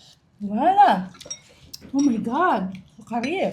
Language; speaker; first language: English; non-native, fluent; Filipino